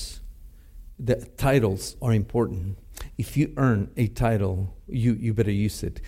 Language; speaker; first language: English; non-native, fluent; Spanish